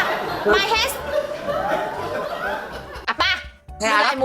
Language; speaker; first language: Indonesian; non-native, learner; Vietnamese